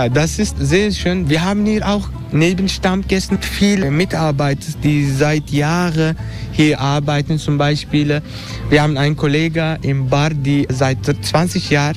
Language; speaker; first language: German; non-native, learner; Turkish